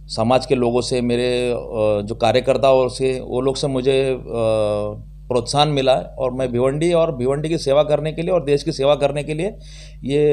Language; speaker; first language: Hindi; non-native, local second language; Telugu